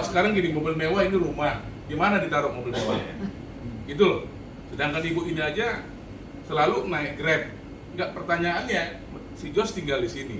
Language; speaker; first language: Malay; non-native, local second language; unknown